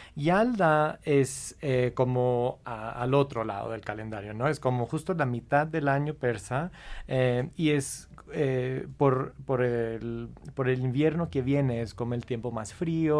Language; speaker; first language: Spanish; non-native, fluent; English